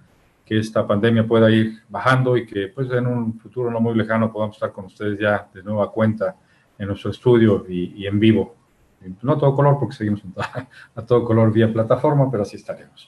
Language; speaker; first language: Spanish; native; Spanish